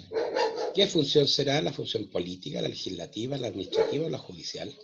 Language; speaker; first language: Spanish; native; Spanish